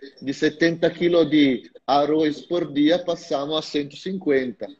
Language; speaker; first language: Portuguese; non-native, fluent; Italian